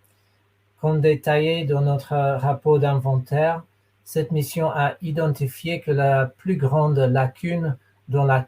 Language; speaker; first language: French; non-native, fluent; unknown